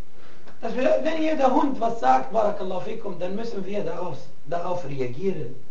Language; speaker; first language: German; non-native, fluent; Arabic